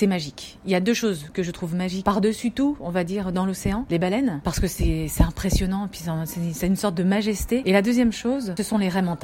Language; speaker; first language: French; native; French